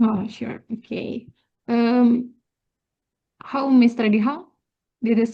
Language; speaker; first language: English; non-native, learner; Indonesian